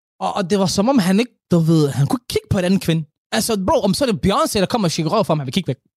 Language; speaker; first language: Danish; early bilingual, other home language; Somali